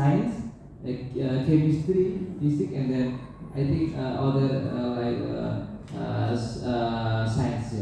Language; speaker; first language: English; non-native, learner; Indonesian